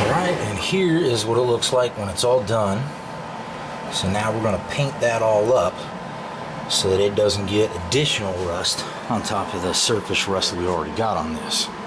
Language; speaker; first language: English; native; English